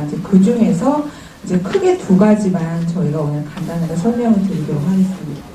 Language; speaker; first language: Korean; native; Korean